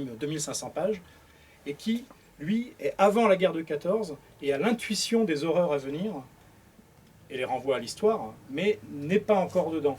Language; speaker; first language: French; native; French